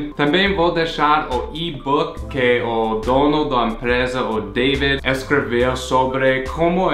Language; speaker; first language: Portuguese; non-native, fluent; English